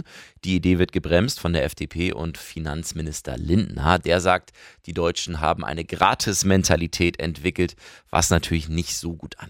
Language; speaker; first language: German; native; German